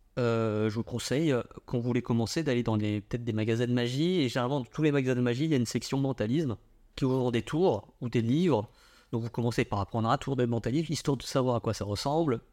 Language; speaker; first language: French; early bilingual, other home language; Vietnamese